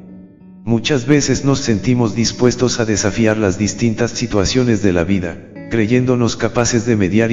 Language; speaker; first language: Spanish; native; Spanish